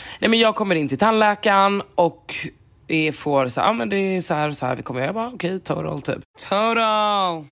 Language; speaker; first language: Swedish; native; Swedish